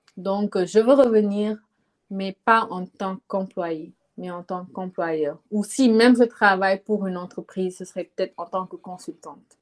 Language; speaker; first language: French; non-native, local second language; Wolof